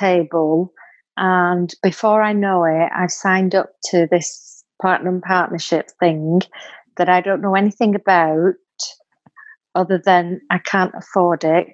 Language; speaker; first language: English; native; English